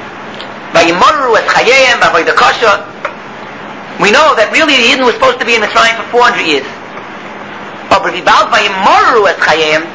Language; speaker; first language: English; native; English